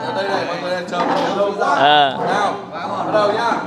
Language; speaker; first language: Vietnamese; native; Vietnamese